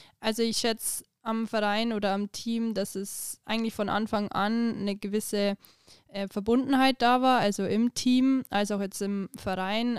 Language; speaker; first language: German; native; German